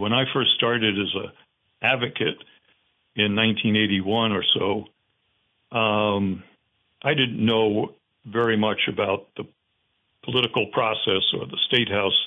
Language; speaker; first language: English; native; English